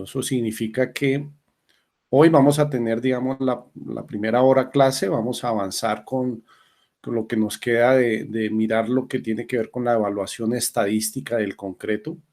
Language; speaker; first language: Spanish; native; Spanish